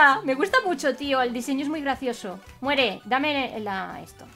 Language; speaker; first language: Spanish; native; Spanish